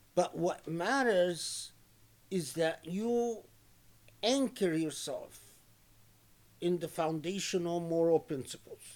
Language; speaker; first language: English; non-native, fluent; Arabic